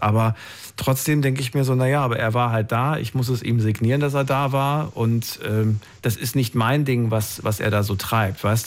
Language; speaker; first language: German; native; German